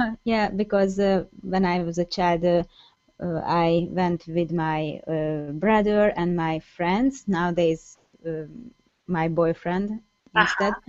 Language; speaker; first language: English; non-native, learner; Hungarian